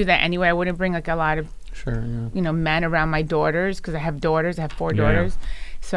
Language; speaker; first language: English; early bilingual, other home language; Italian